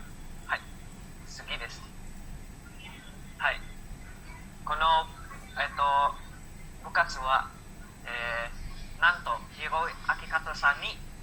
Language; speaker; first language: Japanese; non-native, learner; Indonesian